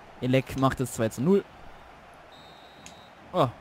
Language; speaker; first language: German; native; German